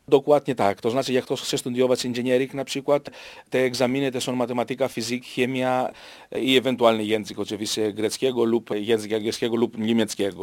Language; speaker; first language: Polish; non-native, fluent; Greek